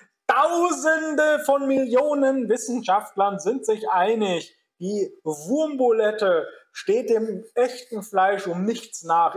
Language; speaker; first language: German; native; German